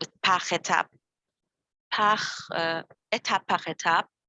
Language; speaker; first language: French; non-native, learner; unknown